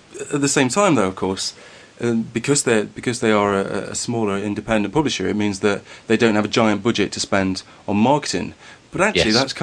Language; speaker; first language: English; native; English